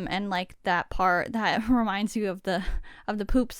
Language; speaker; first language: English; native; English